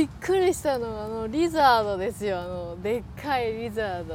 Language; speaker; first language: Japanese; non-native, learner; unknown